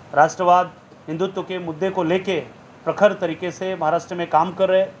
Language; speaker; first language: Hindi; native; Hindi